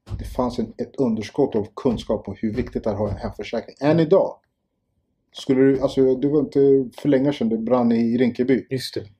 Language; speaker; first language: Swedish; early bilingual, other home language; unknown